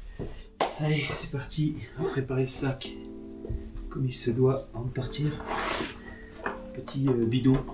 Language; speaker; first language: French; native; French